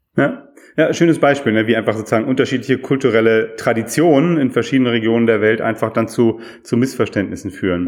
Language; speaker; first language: German; native; German